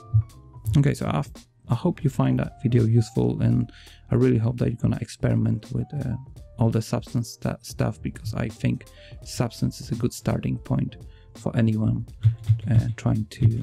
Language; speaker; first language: English; non-native, fluent; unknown